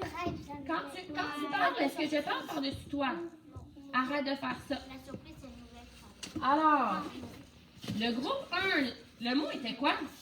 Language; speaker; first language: French; native; French